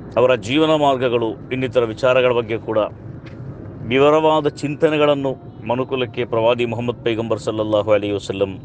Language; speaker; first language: Kannada; non-native, local second language; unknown